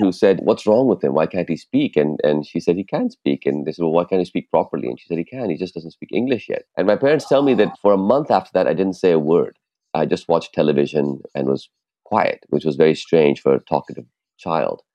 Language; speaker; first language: English; non-native, local second language; Urdu